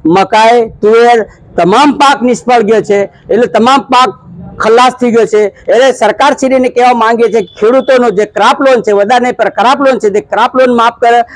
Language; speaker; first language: Gujarati; native; Gujarati